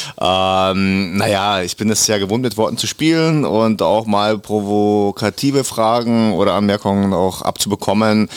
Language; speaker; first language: German; early bilingual, other home language; Russian